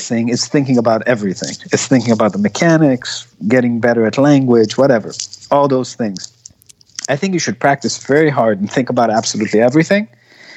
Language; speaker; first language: English; non-native, fluent; Hebrew